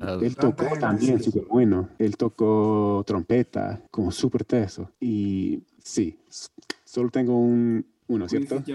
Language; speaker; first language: Spanish; non-native, learner; English